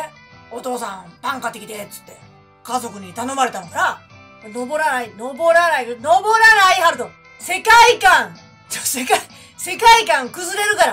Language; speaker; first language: Japanese; native; Japanese